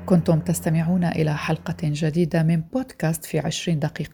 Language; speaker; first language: Arabic; native; Arabic